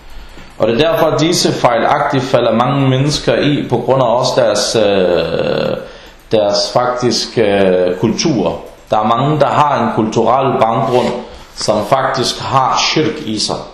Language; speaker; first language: Danish; non-native, fluent; Arabic